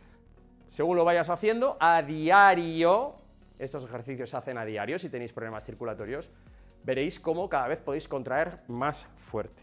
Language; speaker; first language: Spanish; native; Spanish